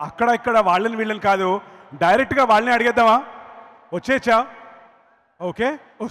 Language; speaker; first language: Telugu; native; Telugu